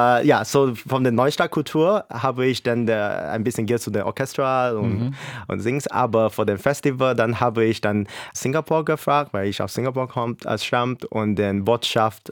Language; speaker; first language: German; non-native, fluent; English